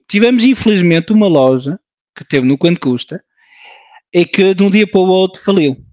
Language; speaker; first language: Portuguese; early bilingual, heritage; Portuguese